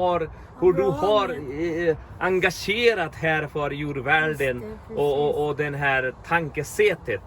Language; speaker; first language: Swedish; non-native, fluent; Bangla